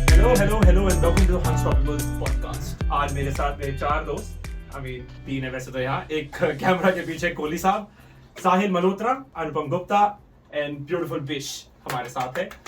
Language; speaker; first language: Hindi; native; Hindi